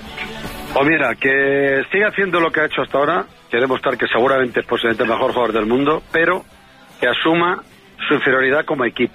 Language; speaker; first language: Spanish; native; Spanish